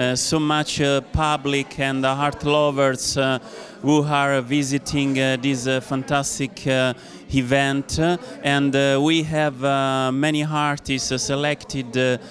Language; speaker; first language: English; non-native, fluent; Italian